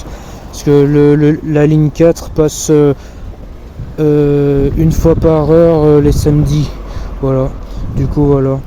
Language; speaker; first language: French; native; French